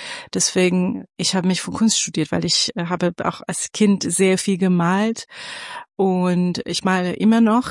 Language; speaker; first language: German; non-native, fluent; Persian